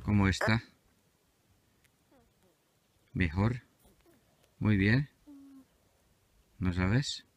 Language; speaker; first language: Spanish; non-native, learner; Finnish